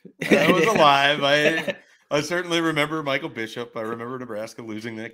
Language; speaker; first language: English; native; English